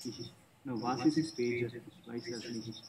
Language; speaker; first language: German; non-native, learner; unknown